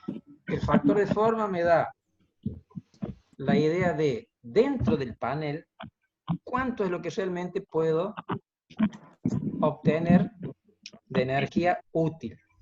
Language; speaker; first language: Spanish; native; Spanish